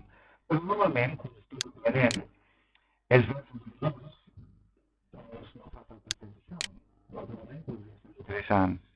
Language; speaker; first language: Catalan; non-native, local second language; Spanish